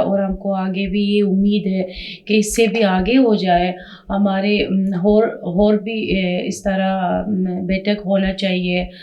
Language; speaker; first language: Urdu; non-native, fluent; Persian